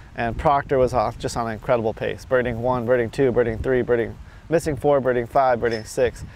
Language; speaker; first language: English; native; English